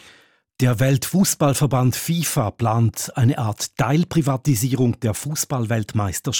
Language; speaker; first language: German; native; German